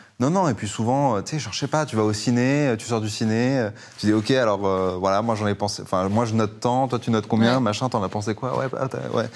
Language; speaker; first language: French; early bilingual, other home language; Persian